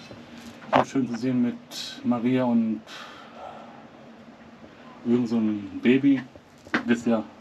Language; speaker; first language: German; native; German